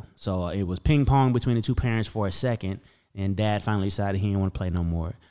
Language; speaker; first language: English; native; English